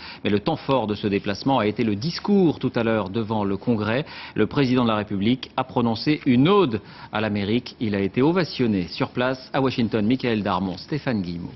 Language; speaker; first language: French; native; French